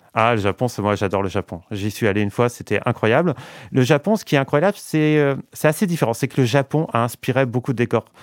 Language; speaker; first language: French; native; French